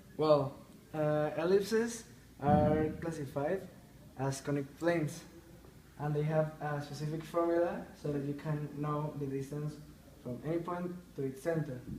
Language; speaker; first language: English; non-native, fluent; Spanish